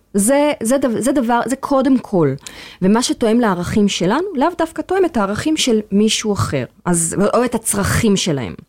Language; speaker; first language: Hebrew; native; Hebrew